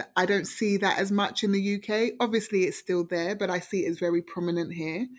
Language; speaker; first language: English; native; English